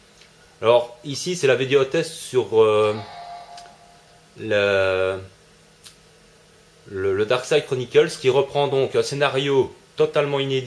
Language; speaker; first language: French; native; French